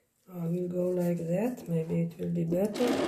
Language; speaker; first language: English; non-native, learner; Slovenian